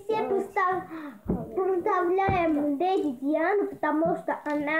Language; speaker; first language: Russian; early bilingual, heritage; Russian